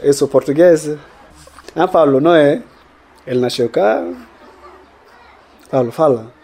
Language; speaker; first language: Portuguese; non-native, learner; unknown